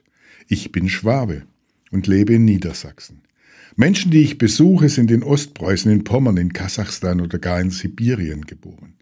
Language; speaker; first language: German; native; German